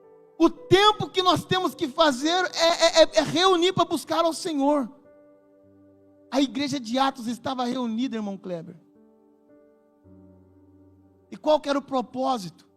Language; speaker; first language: Portuguese; native; Portuguese